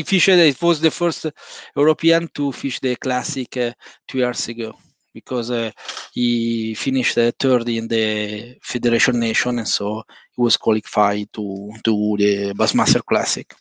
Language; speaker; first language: English; non-native, fluent; Italian